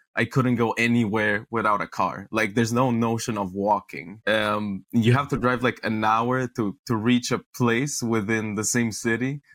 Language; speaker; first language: English; non-native, fluent; Romanian